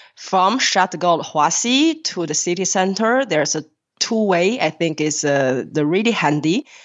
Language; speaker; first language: English; non-native, fluent; Chinese